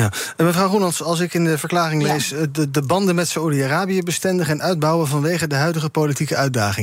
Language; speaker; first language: Dutch; native; Dutch